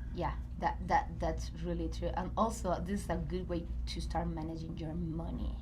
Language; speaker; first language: English; non-native, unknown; Spanish